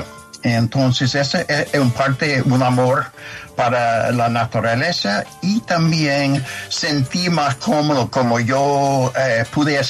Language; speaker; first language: Spanish; non-native, fluent; English